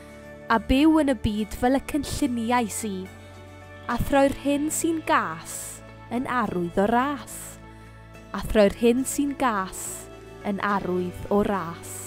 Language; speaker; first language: Welsh; native; Welsh